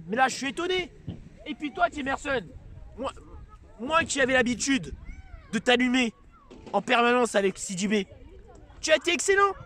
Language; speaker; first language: French; native; French